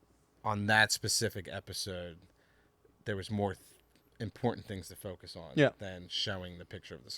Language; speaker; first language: English; native; English